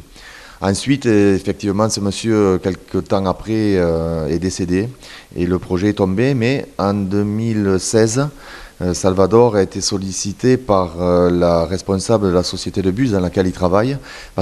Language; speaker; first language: French; native; French